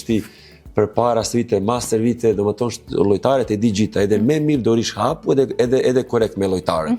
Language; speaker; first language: Albanian; non-native, learner; Serbian